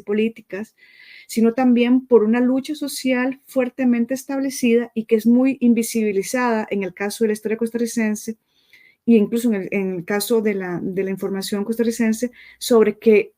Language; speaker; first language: Spanish; native; Spanish